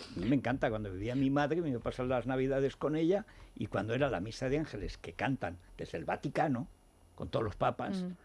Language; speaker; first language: Spanish; native; Spanish